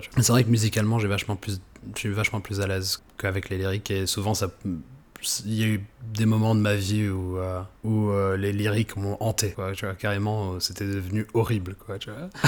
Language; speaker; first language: French; native; French